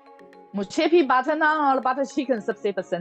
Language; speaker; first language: Hindi; non-native, fluent; Chinese